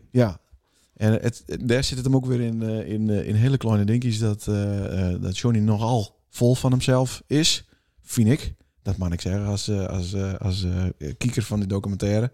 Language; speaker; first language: Dutch; native; Dutch